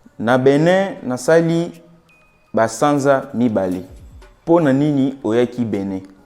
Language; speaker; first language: Lingala; non-native, local second language; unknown